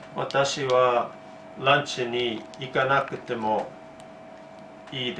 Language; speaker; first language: Japanese; non-native, learner; English